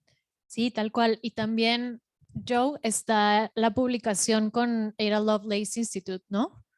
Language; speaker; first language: Spanish; native; Spanish